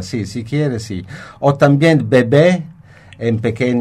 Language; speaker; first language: Spanish; non-native, fluent; Italian